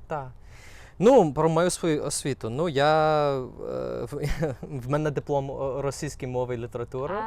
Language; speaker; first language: Ukrainian; non-native, fluent; English